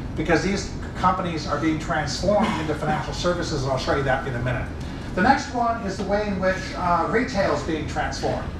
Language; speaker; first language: English; native; English